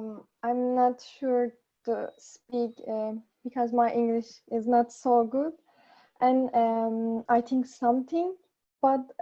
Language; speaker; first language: English; non-native, learner; Japanese